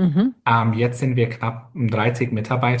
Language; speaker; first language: German; non-native, fluent; English